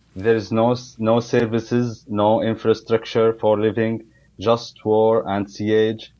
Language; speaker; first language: English; non-native, learner; Arabic